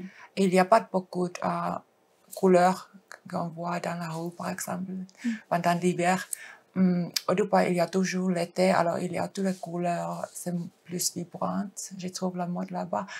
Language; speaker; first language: French; non-native, fluent; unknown